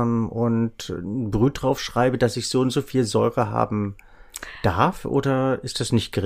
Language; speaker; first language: German; native; German